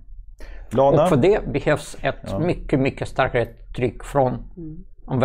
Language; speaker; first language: Swedish; non-native, fluent; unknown